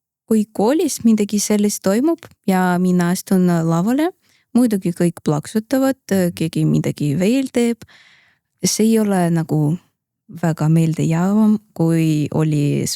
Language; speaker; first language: Estonian; non-native, local second language; Russian